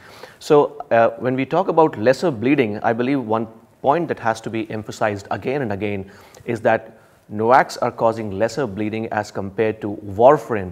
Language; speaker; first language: English; non-native, local second language; Hindi